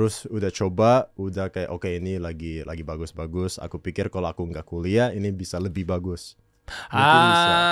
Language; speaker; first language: Indonesian; non-native, local second language; English